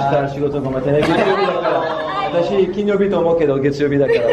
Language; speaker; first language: Japanese; non-native, fluent; French